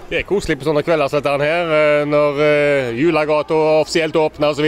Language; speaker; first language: Norwegian; native; Norwegian